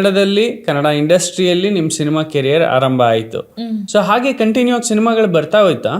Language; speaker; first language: Kannada; native; Kannada